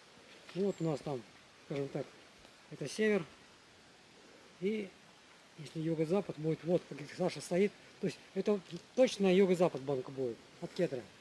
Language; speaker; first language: Russian; native; Russian